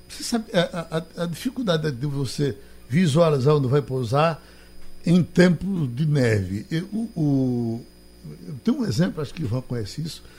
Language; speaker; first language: Portuguese; native; Portuguese